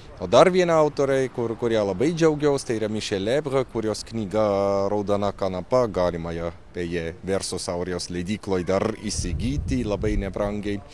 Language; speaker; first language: Lithuanian; non-native, fluent; German